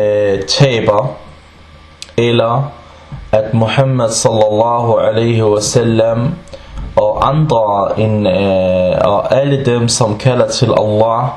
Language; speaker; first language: Danish; early bilingual, other home language; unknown